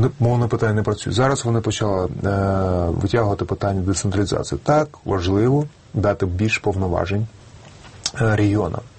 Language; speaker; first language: Ukrainian; non-native, local second language; Russian